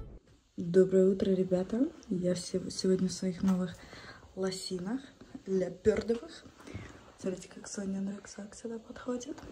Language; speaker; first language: Russian; native; Russian